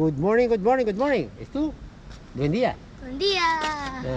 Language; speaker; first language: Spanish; early bilingual, other home language; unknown